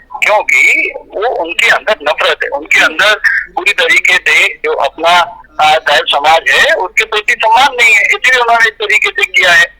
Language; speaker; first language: Hindi; native; Hindi